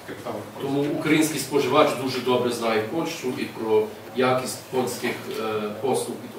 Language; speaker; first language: Ukrainian; early bilingual, heritage; English